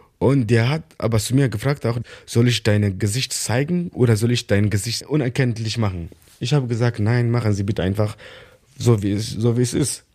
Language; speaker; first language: German; non-native, learner; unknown